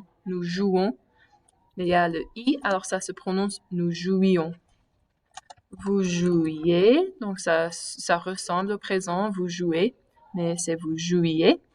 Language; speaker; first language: French; non-native, fluent; English